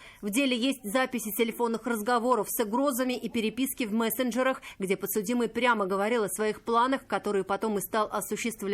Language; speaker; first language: Russian; native; Russian